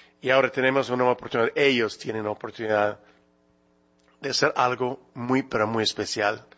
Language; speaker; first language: Spanish; early bilingual, heritage; English